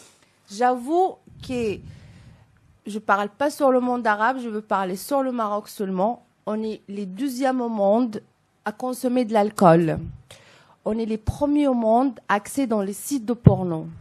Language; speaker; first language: French; non-native, local second language; Arabic